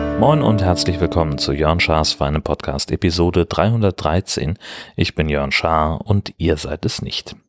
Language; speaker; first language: German; native; German